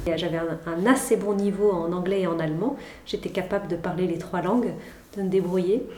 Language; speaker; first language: French; native; French